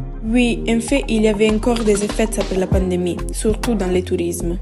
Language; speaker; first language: French; non-native, learner; Italian